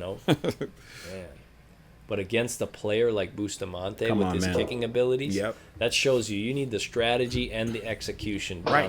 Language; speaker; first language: English; native; English